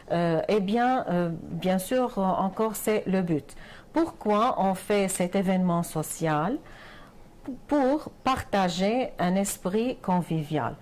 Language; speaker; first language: French; non-native, fluent; Arabic